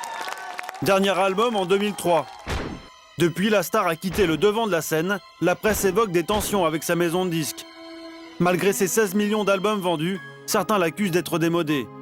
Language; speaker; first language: French; native; French